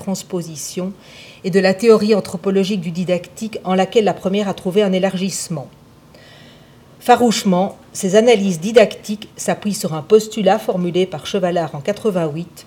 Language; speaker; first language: French; native; French